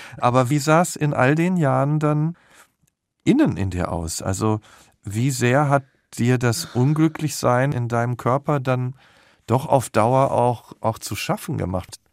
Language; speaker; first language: German; native; German